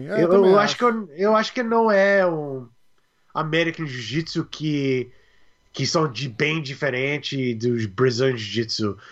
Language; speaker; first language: Portuguese; non-native, learner; English